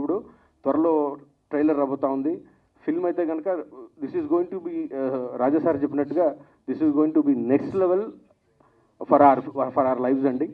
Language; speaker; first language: Telugu; native; Telugu